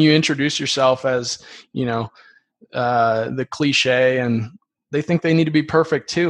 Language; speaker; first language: English; native; English